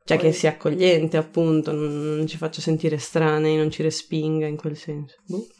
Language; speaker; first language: Italian; native; Italian